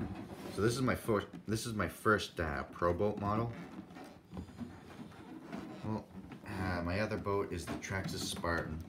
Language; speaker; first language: English; native; English